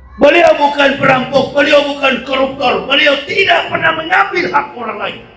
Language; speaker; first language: Indonesian; native; Indonesian